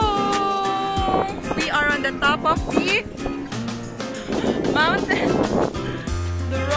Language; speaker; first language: English; non-native, local second language; Filipino